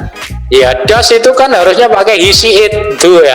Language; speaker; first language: Indonesian; native; Indonesian